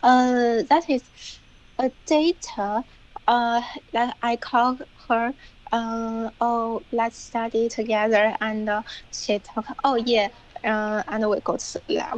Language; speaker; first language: English; non-native, learner; Chinese